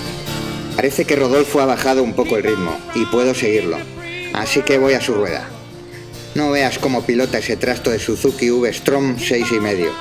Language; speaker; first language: Spanish; native; Spanish